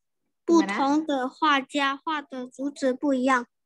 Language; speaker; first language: Chinese; non-native, learner; Indonesian